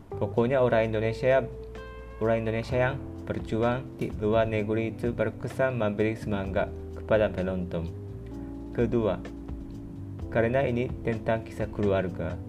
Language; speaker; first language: Indonesian; non-native, fluent; Japanese